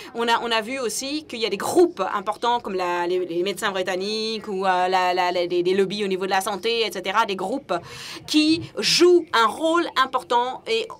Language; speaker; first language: French; non-native, fluent; English